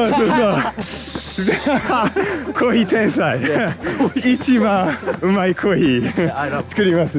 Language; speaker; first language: Japanese; non-native, learner; English